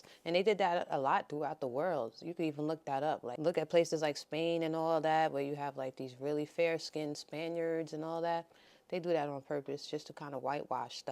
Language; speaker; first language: English; native; English